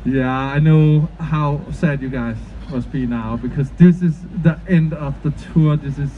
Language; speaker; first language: English; non-native, fluent; Danish